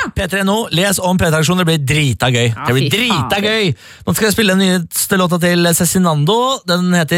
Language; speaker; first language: Norwegian; native; Norwegian